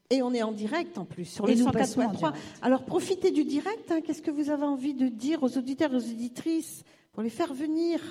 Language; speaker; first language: French; native; French